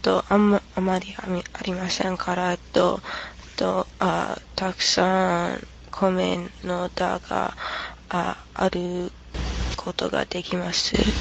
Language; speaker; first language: Japanese; non-native, learner; English